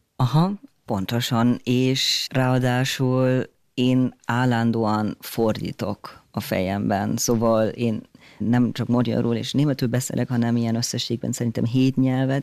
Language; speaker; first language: Hungarian; non-native, fluent; German